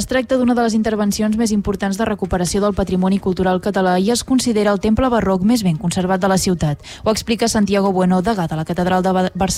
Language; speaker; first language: Catalan; native; Catalan